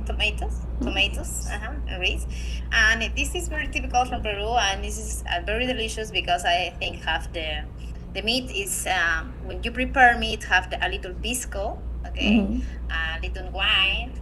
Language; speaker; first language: English; non-native, learner; Spanish